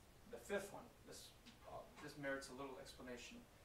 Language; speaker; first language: English; native; English